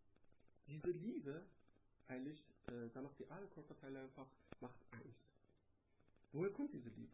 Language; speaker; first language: German; non-native, learner; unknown